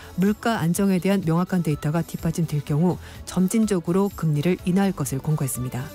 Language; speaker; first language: Korean; native; Korean